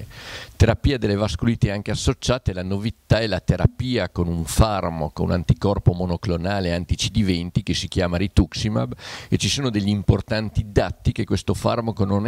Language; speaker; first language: Italian; native; Italian